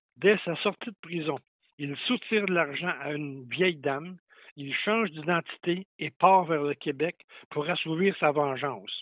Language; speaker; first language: French; native; French